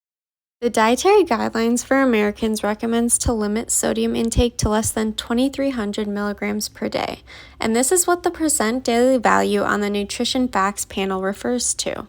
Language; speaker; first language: English; native; English